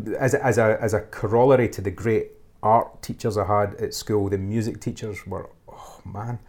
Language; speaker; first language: English; native; English